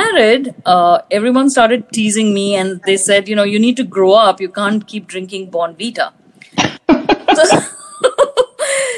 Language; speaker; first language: English; non-native, local second language; Hindi